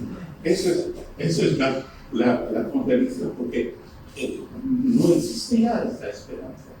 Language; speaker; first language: Spanish; non-native, fluent; Turkish